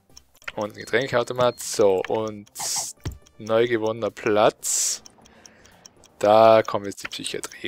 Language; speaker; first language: German; native; German